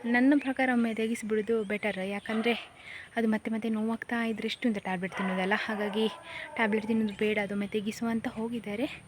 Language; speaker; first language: Kannada; non-native, local second language; Konkani